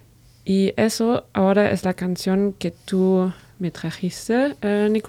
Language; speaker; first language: Spanish; non-native, fluent; German